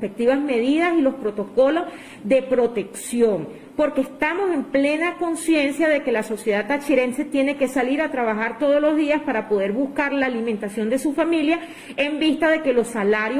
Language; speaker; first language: Spanish; native; Spanish